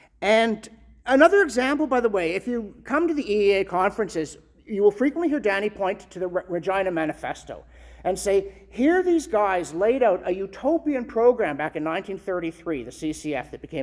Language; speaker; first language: English; native; English